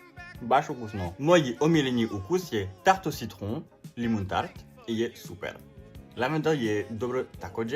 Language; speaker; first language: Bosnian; non-native, learner; French